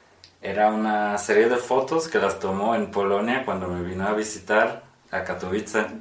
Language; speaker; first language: Spanish; non-native, fluent; Polish